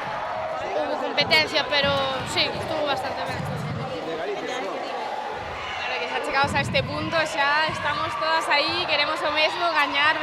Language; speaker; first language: Galician; native; Galician